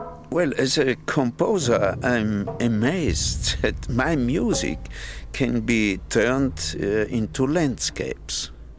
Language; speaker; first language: English; non-native, fluent; German